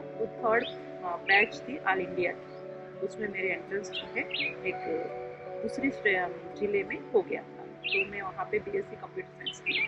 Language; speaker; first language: Hindi; non-native, local second language; Telugu